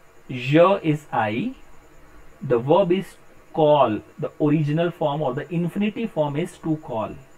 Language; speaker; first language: English; non-native, local second language; Hindi